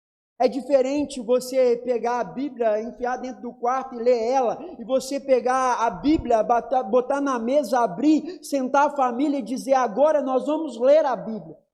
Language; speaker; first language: Portuguese; native; Portuguese